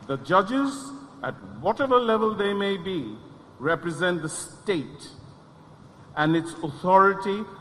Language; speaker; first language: English; non-native, local second language; Bangla